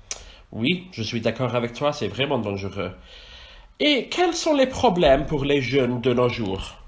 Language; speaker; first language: French; non-native, fluent; Welsh